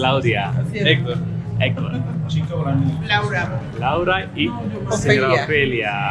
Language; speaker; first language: Spanish; non-native, learner; Hindi